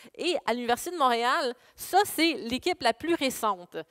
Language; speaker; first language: French; native; French